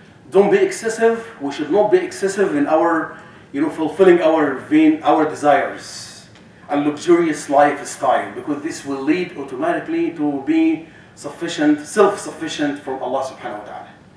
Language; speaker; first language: English; non-native, fluent; Arabic